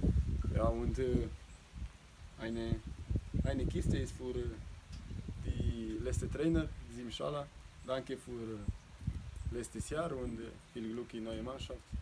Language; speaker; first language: German; non-native, learner; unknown